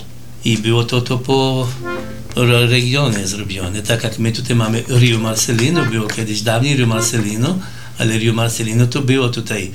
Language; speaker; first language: Polish; early bilingual, heritage; Polish